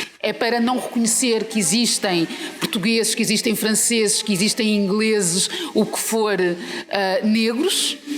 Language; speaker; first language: Portuguese; native; Portuguese